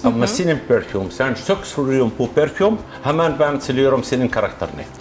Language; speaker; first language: Turkish; non-native, learner; Arabic